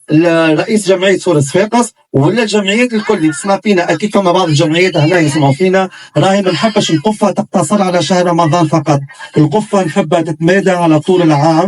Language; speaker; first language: Arabic; native; Arabic